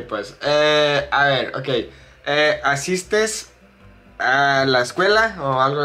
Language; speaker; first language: Spanish; non-native, fluent; English